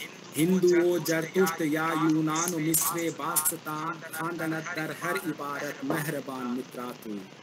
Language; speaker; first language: Persian; non-native, learner; Hindi